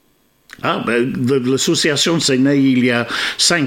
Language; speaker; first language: French; non-native, fluent; English